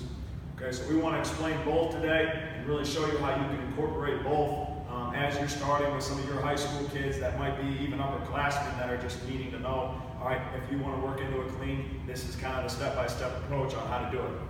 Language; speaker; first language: English; native; English